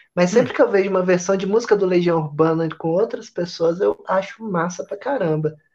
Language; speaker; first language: Portuguese; native; Portuguese